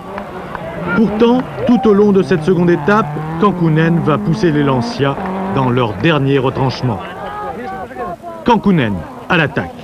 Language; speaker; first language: French; native; French